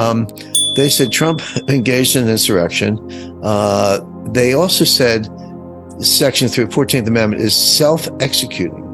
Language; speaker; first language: English; native; English